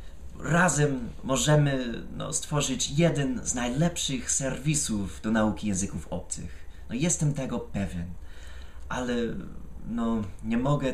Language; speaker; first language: Polish; non-native, fluent; English